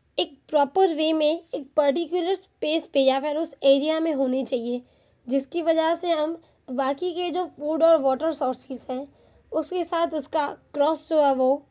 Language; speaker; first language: Hindi; non-native, local second language; Gujarati